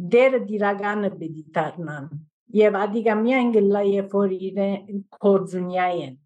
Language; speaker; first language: Armenian; native; Armenian